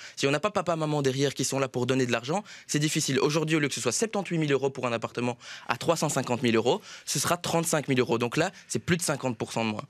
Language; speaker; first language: French; native; French